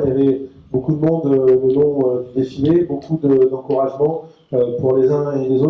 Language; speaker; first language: French; native; French